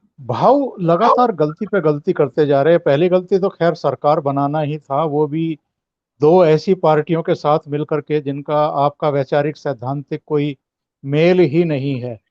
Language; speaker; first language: Hindi; native; Hindi